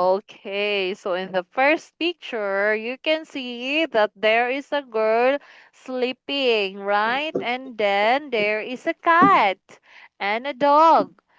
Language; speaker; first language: English; non-native, fluent; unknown